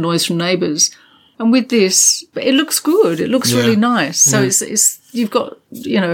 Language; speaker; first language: English; native; English